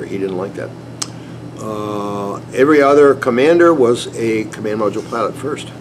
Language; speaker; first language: English; native; English